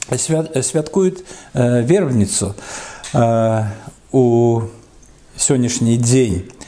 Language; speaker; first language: Belarusian; non-native, local second language; Russian